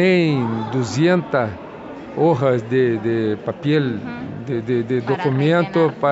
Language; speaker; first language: Spanish; non-native, fluent; Portuguese